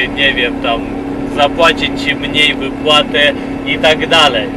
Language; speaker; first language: Polish; non-native, fluent; Ukrainian